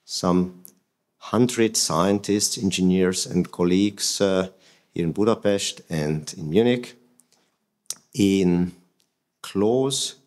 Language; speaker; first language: English; non-native, fluent; Hungarian